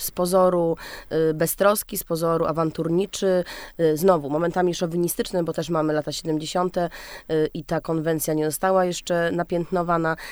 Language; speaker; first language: Polish; native; Polish